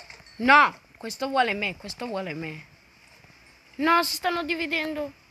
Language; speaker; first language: Italian; early bilingual, other home language; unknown